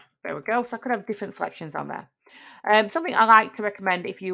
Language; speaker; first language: English; native; English